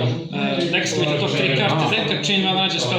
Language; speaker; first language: Bosnian; native; Bosnian